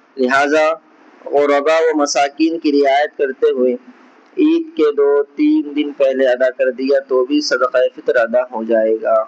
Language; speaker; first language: Urdu; native; Urdu